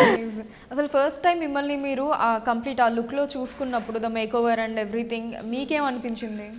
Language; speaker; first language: Telugu; native; Telugu